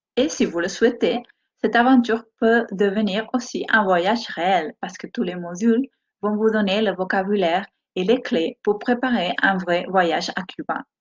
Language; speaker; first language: French; non-native, fluent; Spanish